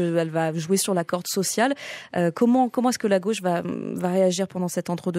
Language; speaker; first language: French; native; French